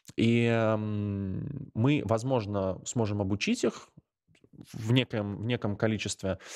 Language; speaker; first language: Russian; non-native, local second language; Latvian